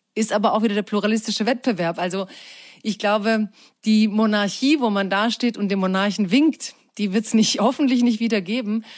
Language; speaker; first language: German; early bilingual, other home language; Croatian